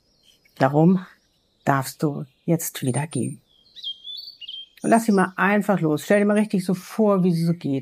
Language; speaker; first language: German; native; German